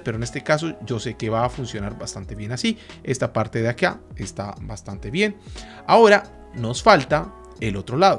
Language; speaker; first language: Spanish; native; Spanish